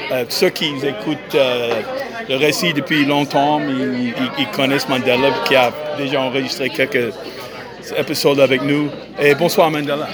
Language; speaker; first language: French; non-native, fluent; English